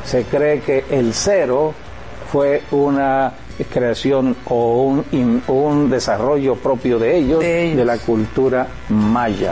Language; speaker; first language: Spanish; native; Spanish